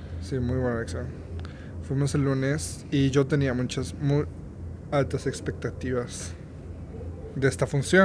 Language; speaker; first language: Spanish; native; Spanish